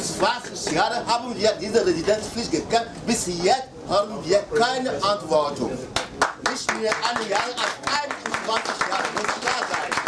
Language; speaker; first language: German; non-native, learner; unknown